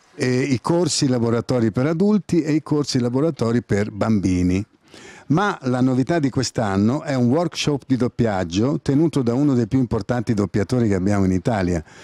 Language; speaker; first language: Italian; native; Italian